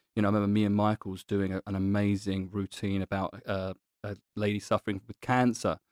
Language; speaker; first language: English; native; English